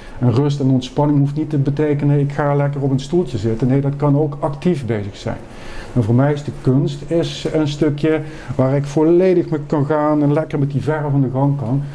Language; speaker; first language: Dutch; native; Dutch